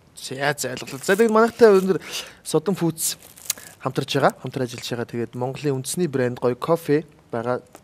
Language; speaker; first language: Mongolian; native; Mongolian